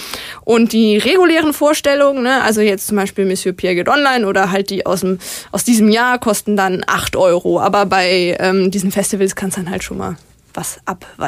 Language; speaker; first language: German; native; German